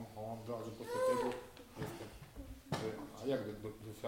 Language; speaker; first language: Polish; non-native, learner; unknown